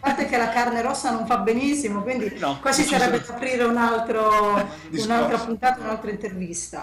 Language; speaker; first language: Italian; native; Italian